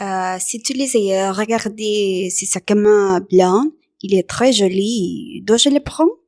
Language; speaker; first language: French; non-native, learner; Spanish